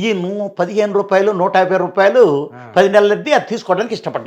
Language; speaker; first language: Telugu; native; Telugu